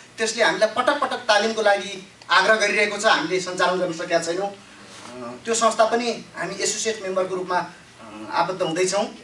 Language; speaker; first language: Nepali; native; Nepali